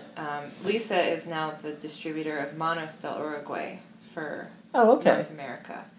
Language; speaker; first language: English; native; English